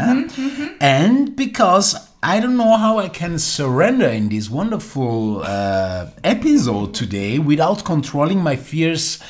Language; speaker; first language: English; non-native, learner; German